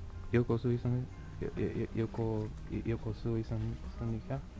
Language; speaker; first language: Korean; non-native, learner; English